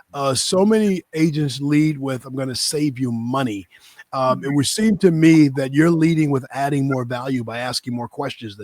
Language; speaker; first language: English; native; English